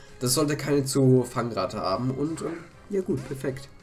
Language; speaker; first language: German; native; German